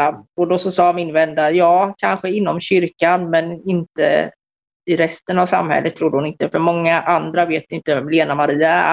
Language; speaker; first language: Swedish; native; Swedish